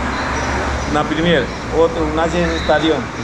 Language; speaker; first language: Russian; non-native, learner; Spanish